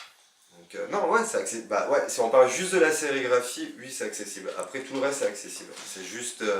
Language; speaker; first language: French; native; French